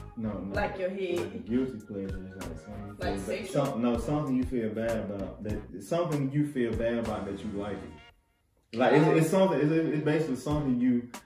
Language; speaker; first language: English; native; English